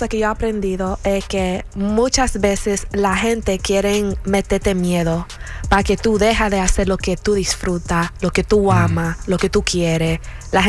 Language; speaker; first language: Spanish; early bilingual, heritage; Spanish